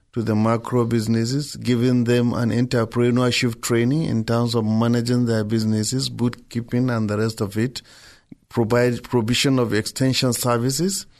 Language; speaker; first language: English; non-native, local second language; Hausa